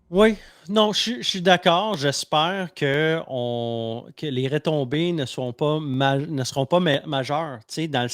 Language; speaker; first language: French; native; French